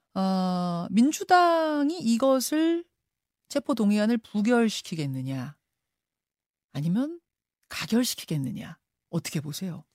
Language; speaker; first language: Korean; native; Korean